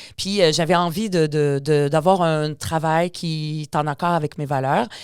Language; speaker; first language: French; early bilingual, other home language; Arabic